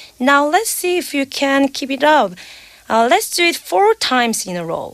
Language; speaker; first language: English; non-native, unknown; Korean